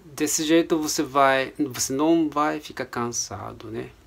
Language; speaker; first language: Portuguese; non-native, fluent; Japanese